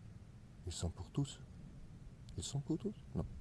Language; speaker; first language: French; non-native, learner; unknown